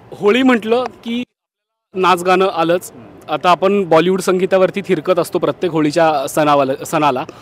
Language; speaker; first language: Marathi; native; Marathi